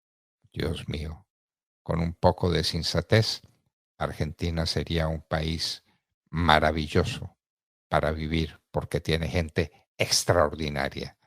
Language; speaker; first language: Spanish; native; Spanish